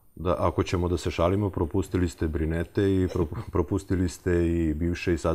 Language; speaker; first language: Serbian; native; Serbian